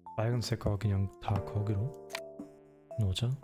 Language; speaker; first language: Korean; non-native, learner; German